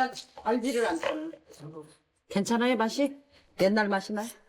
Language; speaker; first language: Korean; native; Korean